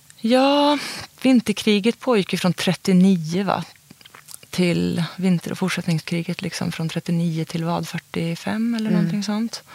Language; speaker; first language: Swedish; native; Swedish